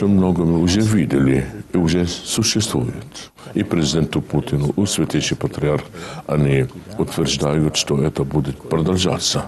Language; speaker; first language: Russian; non-native, fluent; Arabic